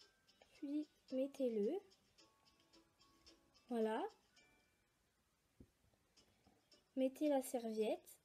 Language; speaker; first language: French; native; French